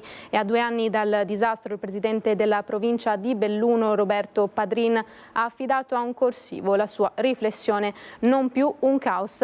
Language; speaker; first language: Italian; native; Italian